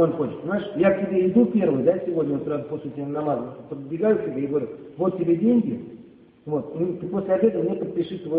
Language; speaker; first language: Russian; native; Russian